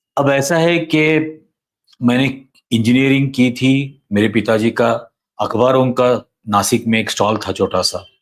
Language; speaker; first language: Hindi; non-native, local second language; Marathi